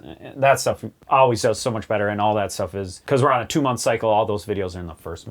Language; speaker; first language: English; native; English